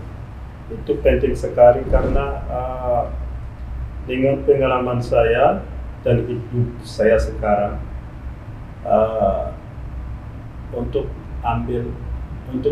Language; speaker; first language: Indonesian; non-native, fluent; Rundi